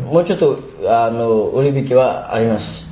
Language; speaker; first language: Japanese; non-native, learner; Burmese